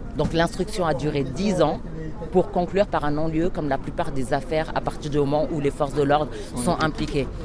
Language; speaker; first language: French; early bilingual, other home language; Wolof